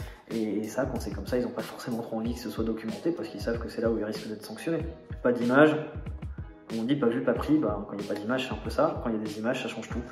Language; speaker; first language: French; native; French